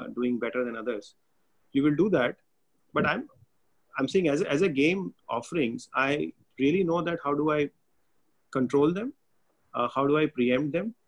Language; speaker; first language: English; non-native, local second language; Hindi